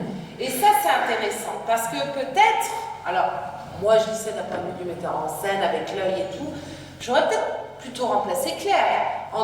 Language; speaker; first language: French; native; French